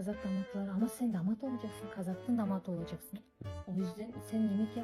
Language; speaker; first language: Turkish; non-native, fluent; Kazakh